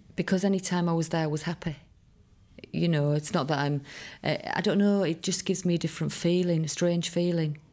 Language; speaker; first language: English; early bilingual, other home language; Irish